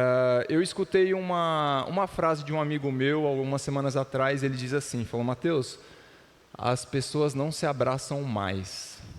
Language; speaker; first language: Portuguese; native; Portuguese